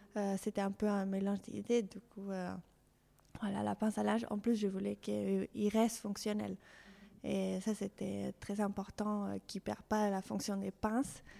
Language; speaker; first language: French; non-native, fluent; Spanish